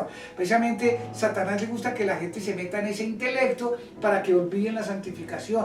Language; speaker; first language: Spanish; native; Spanish